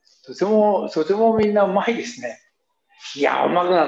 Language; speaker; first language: Japanese; native; Japanese